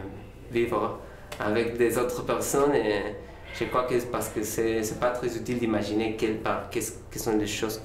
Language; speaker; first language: French; non-native, learner; Spanish